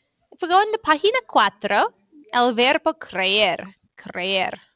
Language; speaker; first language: Spanish; non-native, fluent; English